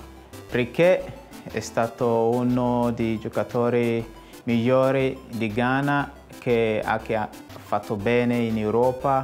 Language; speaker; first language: Italian; non-native, fluent; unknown